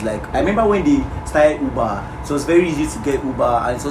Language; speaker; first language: English; non-native, local second language; Yoruba